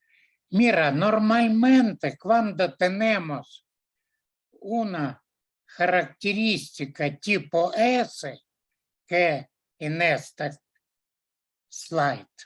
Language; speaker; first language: Spanish; non-native, learner; Russian